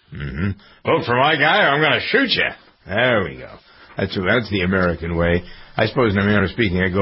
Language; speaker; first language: English; native; English